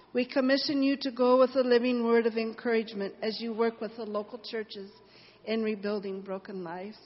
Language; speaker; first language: English; native; English